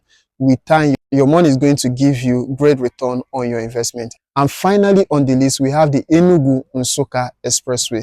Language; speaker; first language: English; non-native, local second language; Igbo